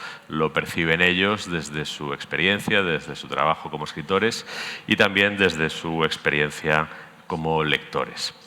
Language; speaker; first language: Spanish; native; Spanish